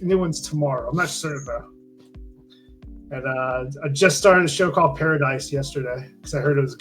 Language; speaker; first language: English; native; English